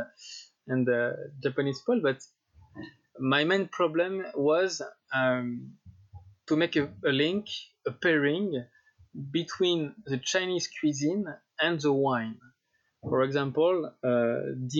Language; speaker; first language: English; non-native, fluent; French